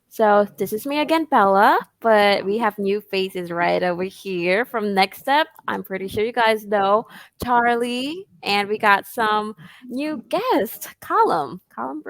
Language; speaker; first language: English; non-native, fluent; Khmer